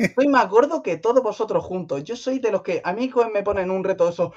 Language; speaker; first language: Spanish; native; Spanish